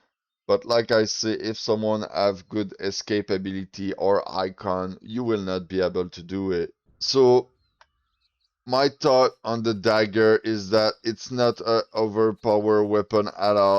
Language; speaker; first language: English; non-native, fluent; French